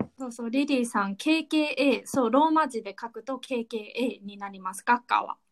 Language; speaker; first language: Japanese; early bilingual, other home language; Korean